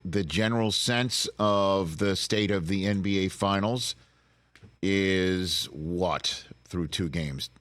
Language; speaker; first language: English; native; English